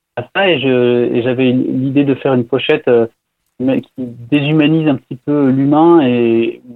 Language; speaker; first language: French; native; French